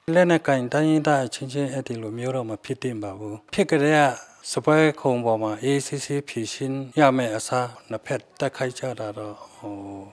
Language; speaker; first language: Burmese; non-native, local second language; Shan